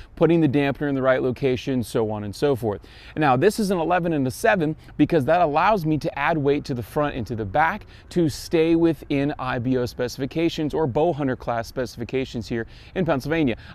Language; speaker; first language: English; native; English